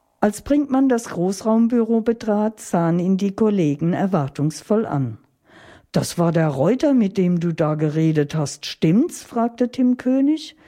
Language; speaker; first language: German; native; German